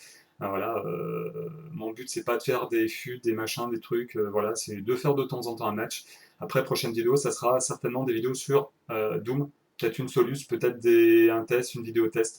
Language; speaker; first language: French; native; French